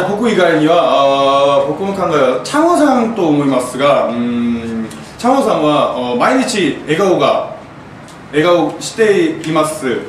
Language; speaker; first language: Japanese; non-native, learner; Korean